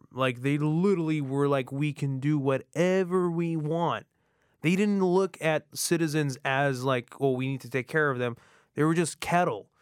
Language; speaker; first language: English; early bilingual, other home language; Arabic